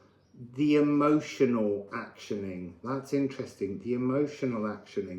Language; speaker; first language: English; native; English